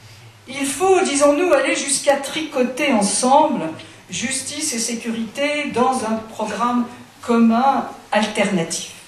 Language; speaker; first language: French; native; French